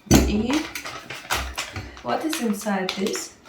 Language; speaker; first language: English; non-native, learner; Russian